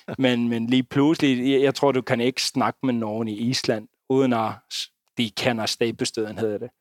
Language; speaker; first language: Danish; non-native, fluent; Icelandic